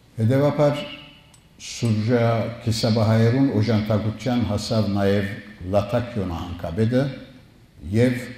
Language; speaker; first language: Armenian; early bilingual, heritage; Armenian